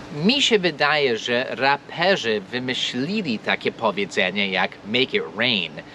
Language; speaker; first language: Polish; non-native, fluent; English